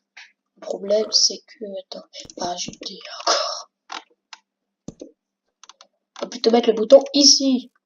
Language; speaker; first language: French; native; French